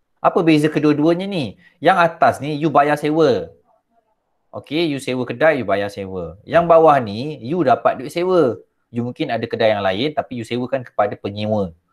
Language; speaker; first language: Malay; native; Malay